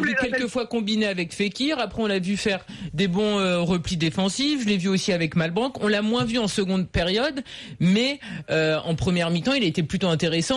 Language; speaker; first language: French; native; French